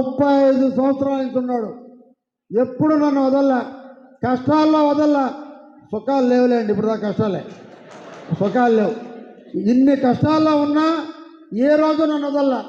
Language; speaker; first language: Telugu; native; Telugu